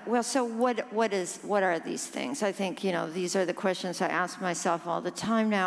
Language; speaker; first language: English; early bilingual, other home language; Norwegian